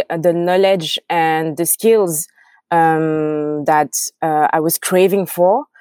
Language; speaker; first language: English; non-native, fluent; French